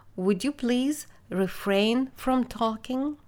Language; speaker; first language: English; non-native, fluent; Russian